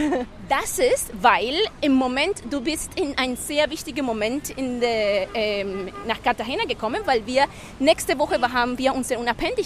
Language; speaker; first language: German; non-native, fluent; Spanish